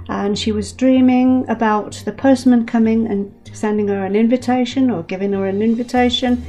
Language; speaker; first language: English; native; English